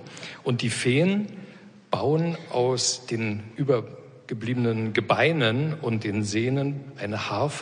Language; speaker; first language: German; native; German